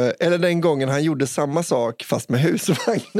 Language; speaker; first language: Swedish; native; Swedish